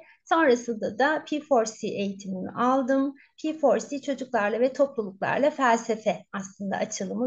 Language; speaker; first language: Turkish; native; Turkish